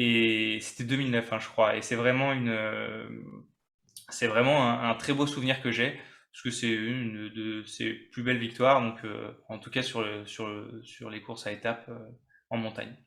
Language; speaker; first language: French; native; French